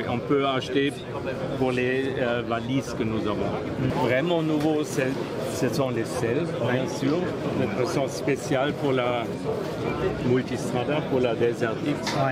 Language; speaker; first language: French; non-native, learner; German